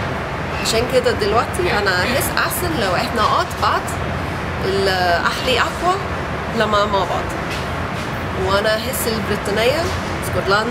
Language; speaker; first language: Arabic; non-native, learner; English